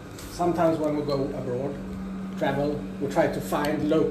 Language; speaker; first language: English; non-native, fluent; Swedish